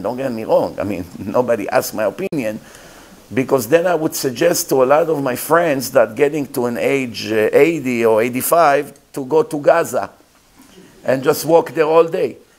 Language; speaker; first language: English; non-native, fluent; Hebrew